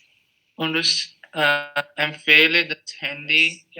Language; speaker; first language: German; non-native, learner; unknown